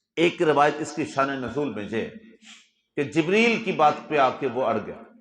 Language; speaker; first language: Urdu; non-native, local second language; Punjabi